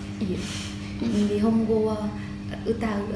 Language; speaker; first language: Japanese; non-native, learner; Vietnamese